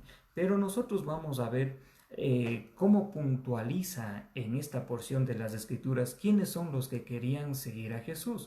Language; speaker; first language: Spanish; native; Spanish